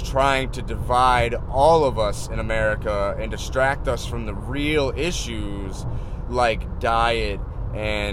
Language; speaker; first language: English; native; English